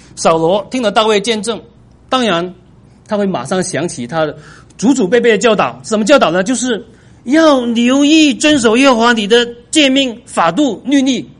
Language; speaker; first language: Chinese; non-native, local second language; Cantonese